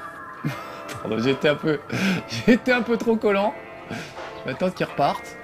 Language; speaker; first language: French; native; French